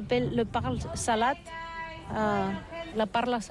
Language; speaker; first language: French; non-native, learner; Catalan